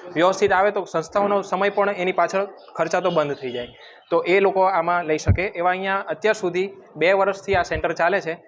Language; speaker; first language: Gujarati; native; Gujarati